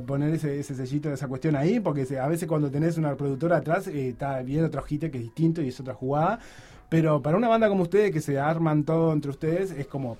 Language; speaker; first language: Spanish; native; Spanish